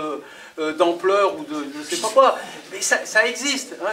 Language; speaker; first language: French; native; French